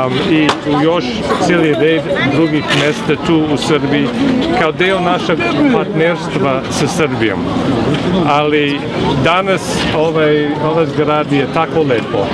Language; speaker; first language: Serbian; non-native, fluent; English